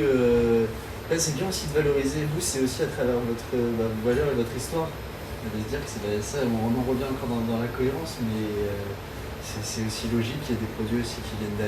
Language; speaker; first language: French; native; French